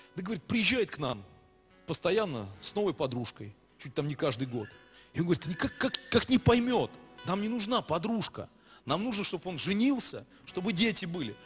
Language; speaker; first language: Russian; native; Russian